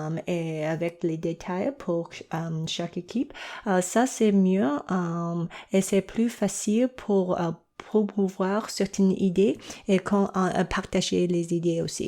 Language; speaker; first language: French; non-native, local second language; English